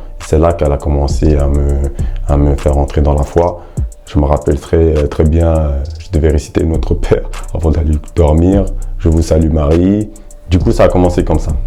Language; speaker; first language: French; early bilingual, other home language; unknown